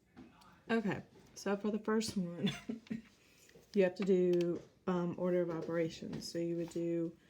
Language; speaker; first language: English; native; English